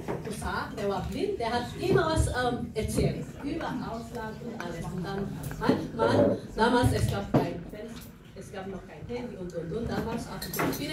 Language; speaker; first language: German; non-native, fluent; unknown